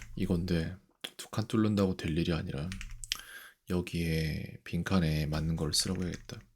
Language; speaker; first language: Korean; native; Korean